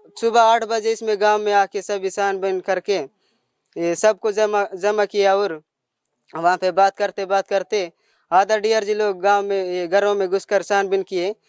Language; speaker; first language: Hindi; non-native, local second language; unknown